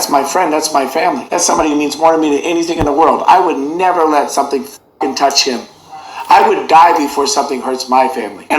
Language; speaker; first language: English; native; English